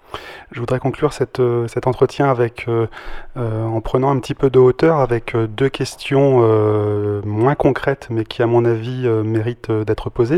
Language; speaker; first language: French; native; French